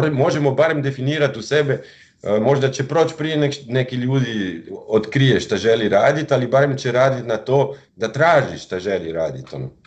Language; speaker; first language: Croatian; non-native, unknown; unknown